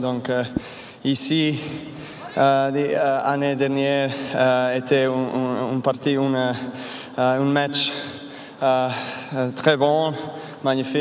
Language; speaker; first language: French; non-native, learner; Serbian